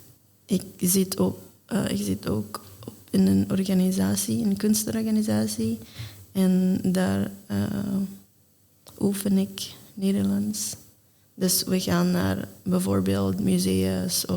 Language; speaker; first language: Dutch; non-native, learner; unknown